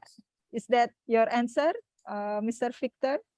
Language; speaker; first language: English; non-native, fluent; Indonesian